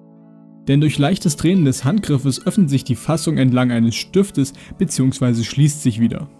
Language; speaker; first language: German; native; German